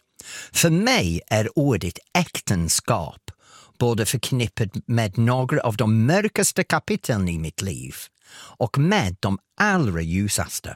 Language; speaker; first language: Swedish; non-native, fluent; English